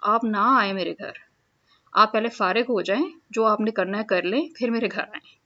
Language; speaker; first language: Urdu; non-native, local second language; Punjabi